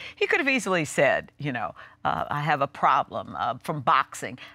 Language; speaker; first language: English; native; English